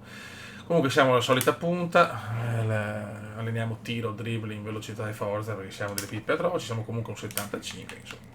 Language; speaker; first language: Italian; native; Italian